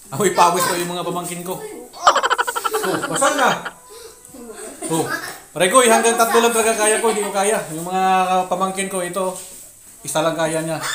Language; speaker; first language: Filipino; non-native, local second language; Cebuano